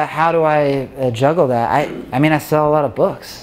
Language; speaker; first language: English; native; English